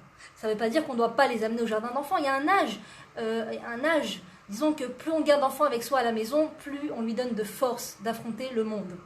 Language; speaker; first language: French; native; French